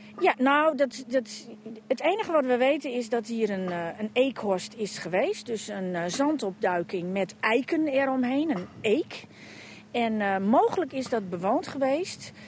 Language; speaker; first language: Dutch; native; Dutch